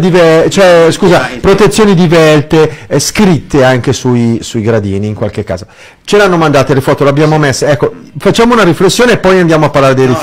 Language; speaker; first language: Italian; native; Italian